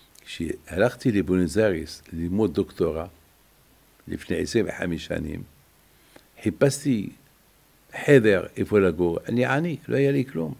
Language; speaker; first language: Hebrew; non-native, fluent; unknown